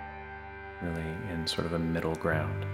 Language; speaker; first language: English; native; English